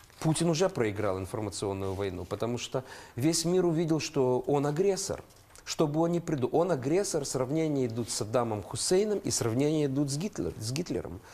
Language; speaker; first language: Russian; non-native, local second language; Ukrainian